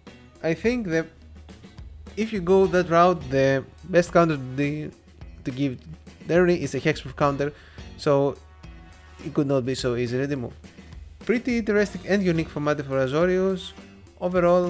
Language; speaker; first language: English; non-native, fluent; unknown